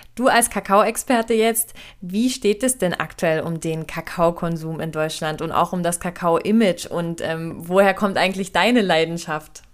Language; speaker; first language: German; native; German